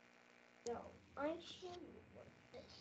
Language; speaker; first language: English; non-native, learner; Vietnamese